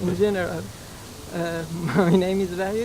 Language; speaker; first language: English; non-native, learner; Persian